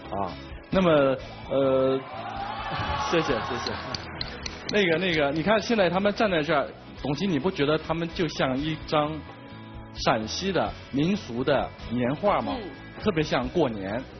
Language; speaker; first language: Chinese; native; Chinese